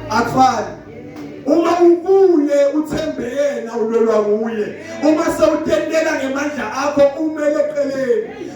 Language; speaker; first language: Zulu; non-native, local second language; Swati